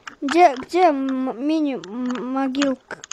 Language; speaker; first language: Russian; native; Russian